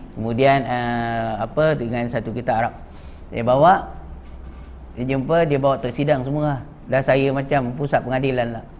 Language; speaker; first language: Malay; native; Malay